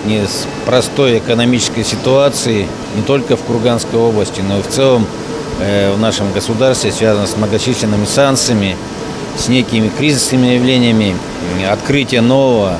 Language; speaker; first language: Russian; native; Russian